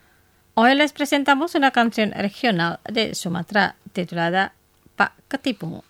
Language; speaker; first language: Spanish; non-native, fluent; Indonesian